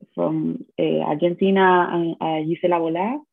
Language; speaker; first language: English; non-native, learner; Spanish